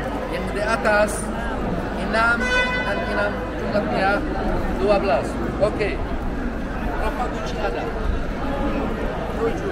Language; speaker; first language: Indonesian; non-native, learner; Arabic